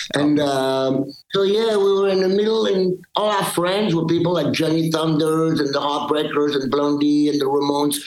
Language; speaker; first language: English; early bilingual, other home language; French